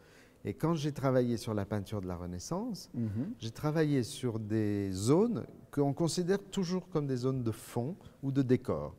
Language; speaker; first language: French; native; French